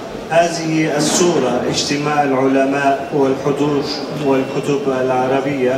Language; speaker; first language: Arabic; non-native, fluent; Turkish